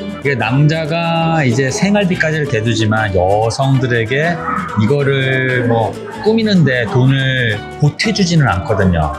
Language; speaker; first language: Korean; native; Korean